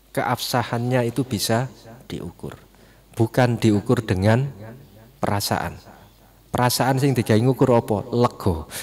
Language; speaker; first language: Indonesian; non-native, local second language; Javanese